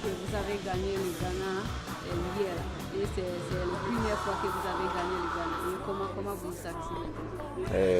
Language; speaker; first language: French; non-native, learner; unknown